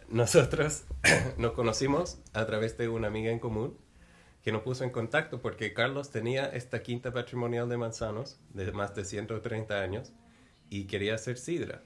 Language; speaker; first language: Spanish; non-native, fluent; English